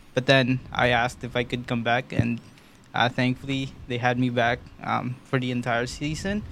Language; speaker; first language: English; non-native, local second language; Filipino